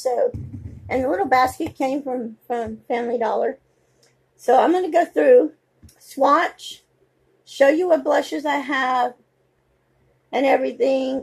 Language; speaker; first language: English; native; English